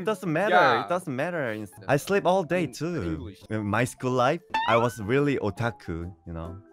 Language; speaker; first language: English; non-native, learner; Korean